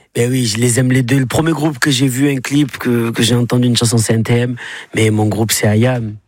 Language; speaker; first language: French; native; French